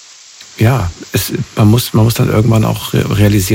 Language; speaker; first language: German; native; German